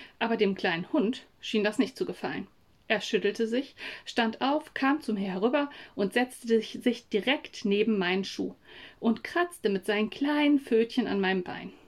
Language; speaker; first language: German; native; German